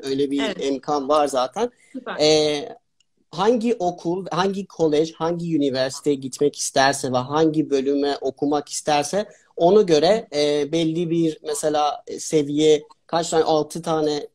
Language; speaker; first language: Turkish; non-native, fluent; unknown